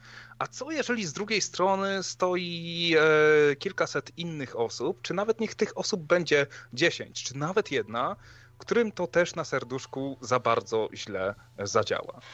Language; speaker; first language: Polish; native; Polish